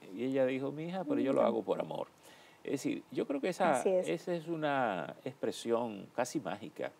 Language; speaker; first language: Spanish; native; Spanish